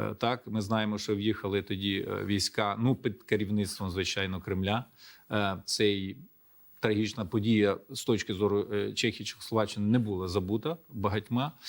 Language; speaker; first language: Ukrainian; early bilingual, heritage; Ukrainian